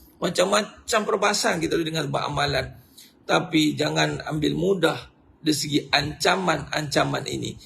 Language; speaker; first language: Malay; native; Malay